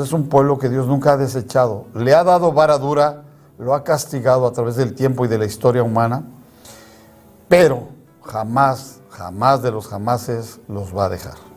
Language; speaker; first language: Spanish; native; Spanish